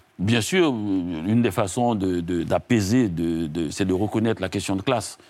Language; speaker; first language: French; non-native, local second language; Haitian Creole